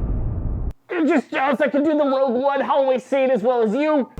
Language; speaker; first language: English; native; English